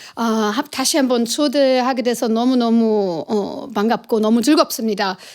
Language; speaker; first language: Korean; non-native, fluent; German